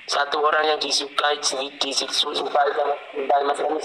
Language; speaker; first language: Indonesian; native; Indonesian